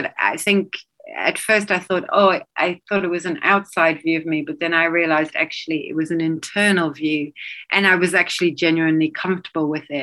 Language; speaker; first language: English; native; English